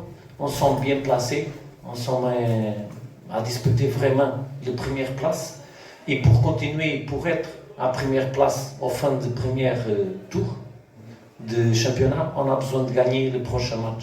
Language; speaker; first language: French; non-native, learner; Portuguese